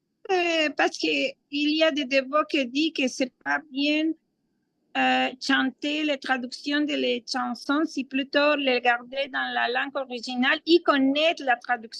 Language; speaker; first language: French; non-native, learner; Spanish